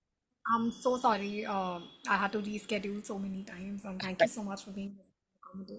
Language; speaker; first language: English; non-native, local second language; Hindi